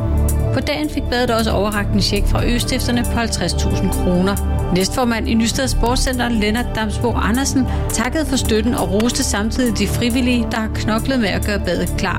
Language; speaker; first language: Danish; native; Danish